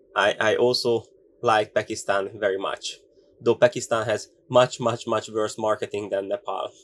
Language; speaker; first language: English; non-native, fluent; Hungarian